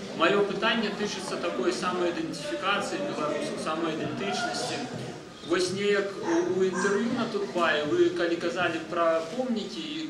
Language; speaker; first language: Belarusian; native; Belarusian